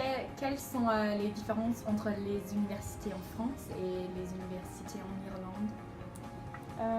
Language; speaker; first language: French; non-native, learner; English